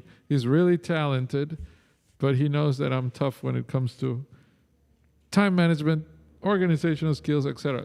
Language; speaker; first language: English; non-native, fluent; Spanish